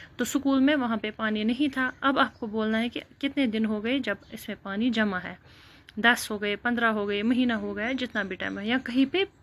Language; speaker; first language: Urdu; non-native, local second language; Kashmiri